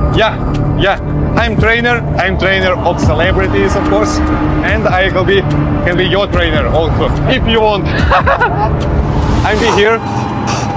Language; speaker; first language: English; non-native, learner; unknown